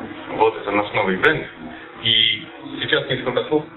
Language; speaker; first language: Russian; non-native, fluent; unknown